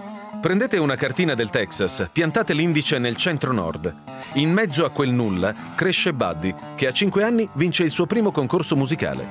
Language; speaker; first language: Italian; native; Italian